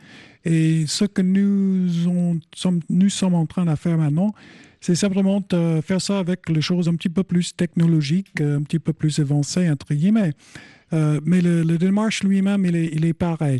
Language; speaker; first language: French; non-native, fluent; English